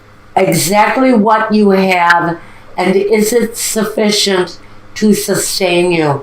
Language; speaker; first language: English; native; English